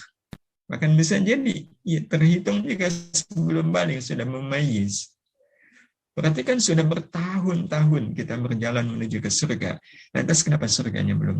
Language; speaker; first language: Indonesian; native; Indonesian